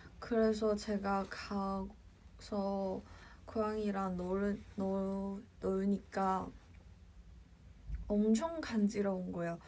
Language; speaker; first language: Korean; non-native, fluent; Cantonese